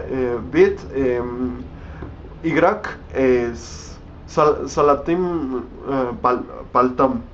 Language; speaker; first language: Russian; non-native, learner; Spanish